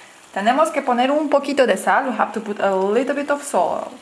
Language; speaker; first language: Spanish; non-native, fluent; Italian